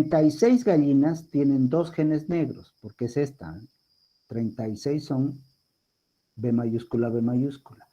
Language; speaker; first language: Spanish; native; Spanish